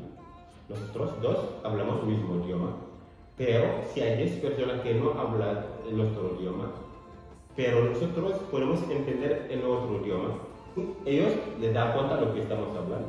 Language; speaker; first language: Spanish; non-native, learner; Fula